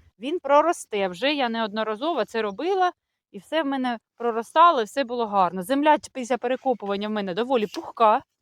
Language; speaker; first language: Ukrainian; non-native, local second language; Russian